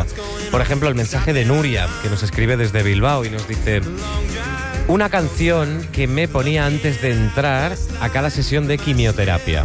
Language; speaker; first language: Spanish; native; Spanish